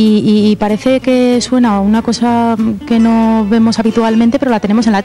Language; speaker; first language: Spanish; native; Spanish